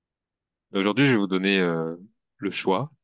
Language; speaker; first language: French; native; French